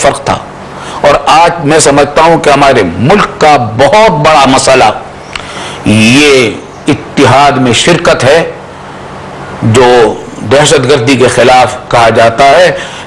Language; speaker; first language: Urdu; native; Urdu